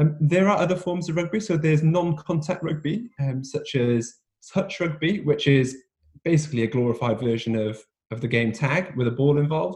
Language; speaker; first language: English; native; English